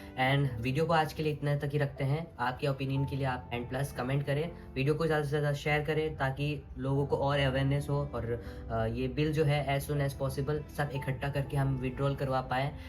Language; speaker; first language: Hindi; non-native, local second language; Assamese